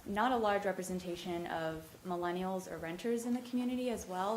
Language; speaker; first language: English; native; English